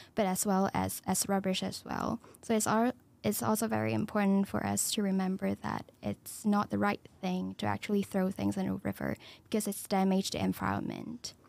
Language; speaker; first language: English; non-native, local second language; Cantonese